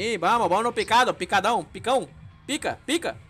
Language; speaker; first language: Spanish; non-native, learner; Portuguese